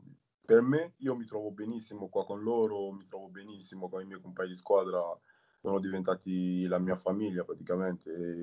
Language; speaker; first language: Italian; non-native, fluent; French